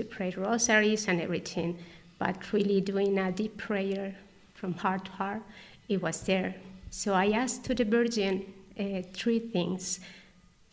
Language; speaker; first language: English; non-native, learner; Spanish